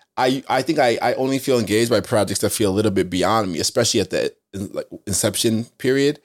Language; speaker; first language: English; native; English